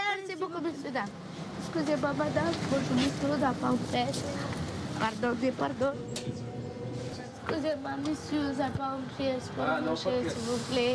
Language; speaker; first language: French; non-native, learner; Romanian